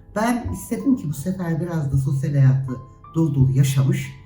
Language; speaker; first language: Turkish; native; Turkish